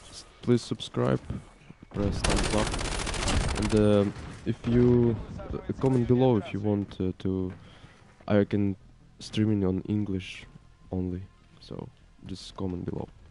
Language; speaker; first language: English; non-native, learner; Ukrainian